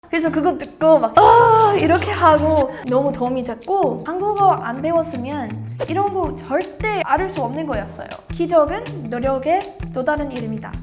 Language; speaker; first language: Korean; non-native, learner; English